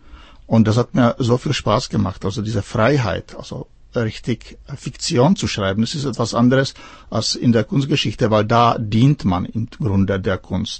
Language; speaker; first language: German; non-native, fluent; Czech